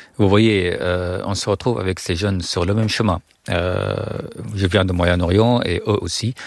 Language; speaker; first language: French; non-native, fluent; Arabic